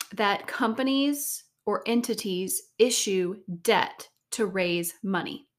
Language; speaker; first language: English; native; English